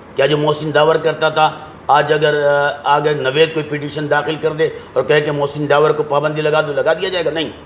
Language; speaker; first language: Urdu; native; Urdu